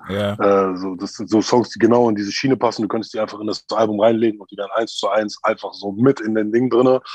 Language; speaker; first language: German; native; German